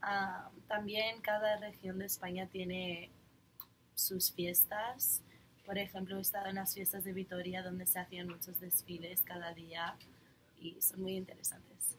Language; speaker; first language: Spanish; early bilingual, heritage; Spanish